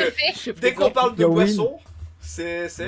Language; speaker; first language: French; native; French